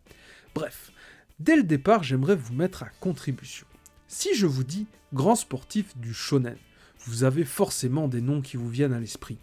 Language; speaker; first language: French; native; French